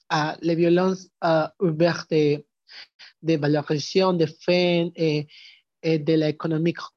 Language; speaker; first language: French; non-native, learner; Spanish